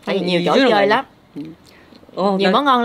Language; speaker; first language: Korean; non-native, learner; Vietnamese